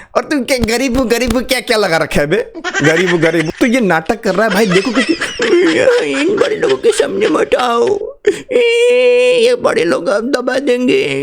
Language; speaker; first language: Hindi; non-native, local second language; Nepali